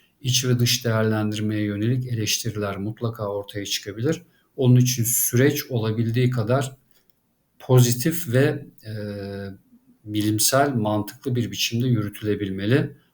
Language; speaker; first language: Turkish; native; Turkish